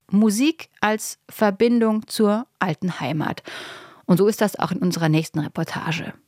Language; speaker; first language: German; native; German